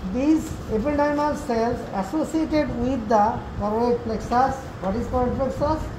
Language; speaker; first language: English; non-native, local second language; Bangla